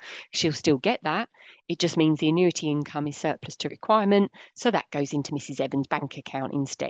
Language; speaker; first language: English; native; English